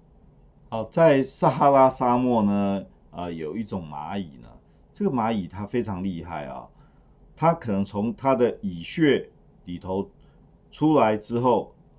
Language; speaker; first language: Chinese; native; Chinese